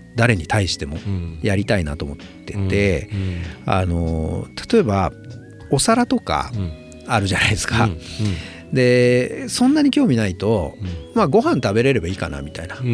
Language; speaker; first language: Japanese; native; Japanese